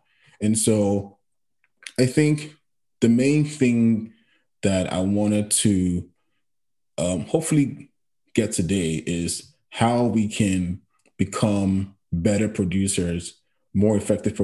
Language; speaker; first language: English; non-native, local second language; Yoruba